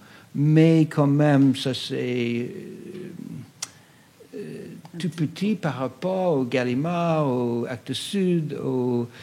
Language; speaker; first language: French; non-native, fluent; English